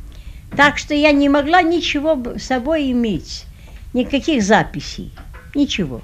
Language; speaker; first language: Russian; early bilingual, heritage; Russian